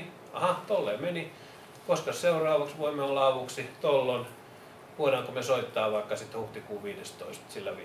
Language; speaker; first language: Finnish; native; Finnish